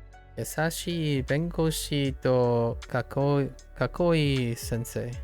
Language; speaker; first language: Japanese; non-native, learner; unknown